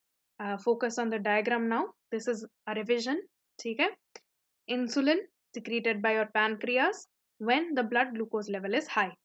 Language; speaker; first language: English; non-native, local second language; Hindi